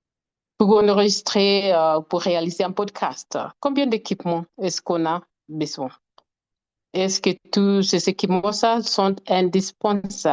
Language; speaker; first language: French; non-native, fluent; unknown